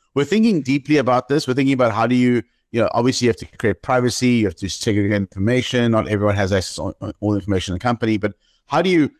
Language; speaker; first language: English; native; English